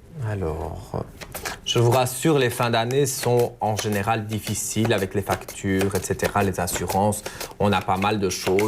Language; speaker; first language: French; native; French